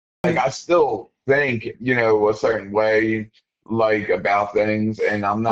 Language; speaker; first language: English; native; English